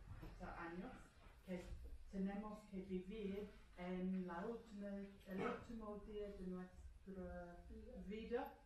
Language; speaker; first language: Spanish; non-native, fluent; English